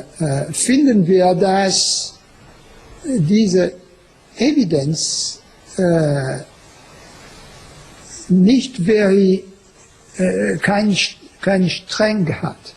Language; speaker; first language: German; non-native, fluent; French